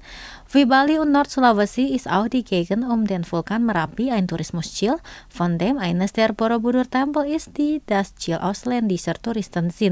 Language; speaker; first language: German; non-native, fluent; Indonesian